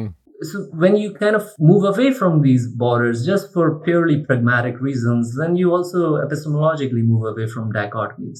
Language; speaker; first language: English; non-native, local second language; Urdu